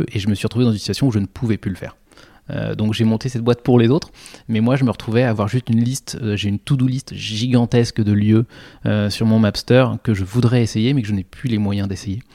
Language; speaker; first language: French; native; French